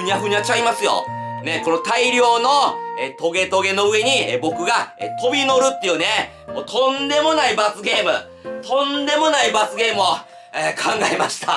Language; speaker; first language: Japanese; native; Japanese